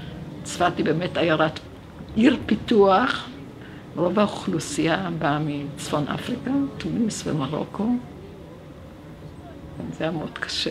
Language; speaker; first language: Hebrew; early bilingual, other home language; Romanian